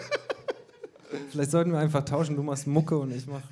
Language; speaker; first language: German; non-native, learner; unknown